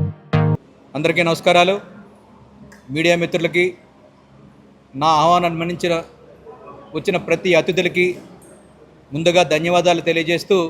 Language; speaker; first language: Telugu; native; Telugu